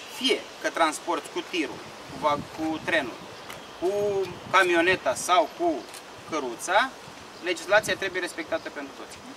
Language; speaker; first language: Romanian; native; Romanian